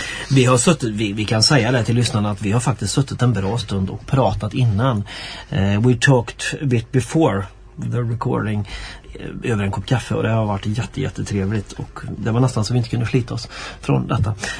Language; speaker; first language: Swedish; native; Swedish